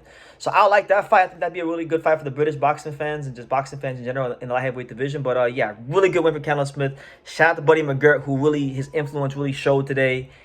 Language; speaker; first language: English; native; English